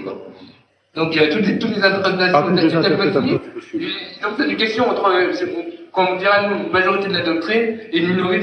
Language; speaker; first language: French; native; French